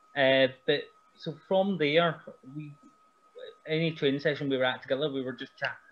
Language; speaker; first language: English; native; English